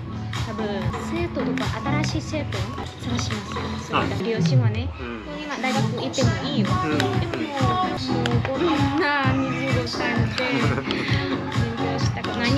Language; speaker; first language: Japanese; non-native, learner; Vietnamese